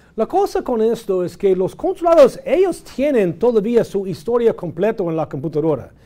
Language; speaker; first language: Spanish; non-native, fluent; English